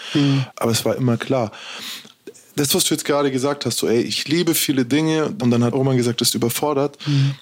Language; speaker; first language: German; native; German